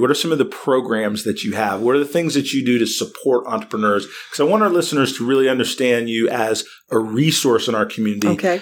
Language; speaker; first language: English; native; English